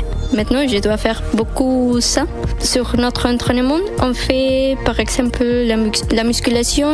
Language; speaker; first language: French; non-native, fluent; Spanish